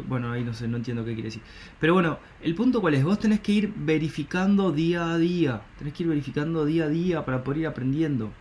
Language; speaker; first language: Spanish; native; Spanish